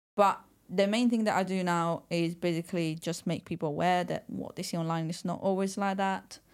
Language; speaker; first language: English; non-native, fluent; Italian